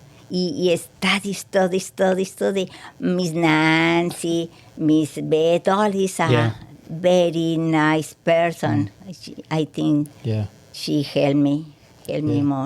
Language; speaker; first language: English; non-native, learner; Spanish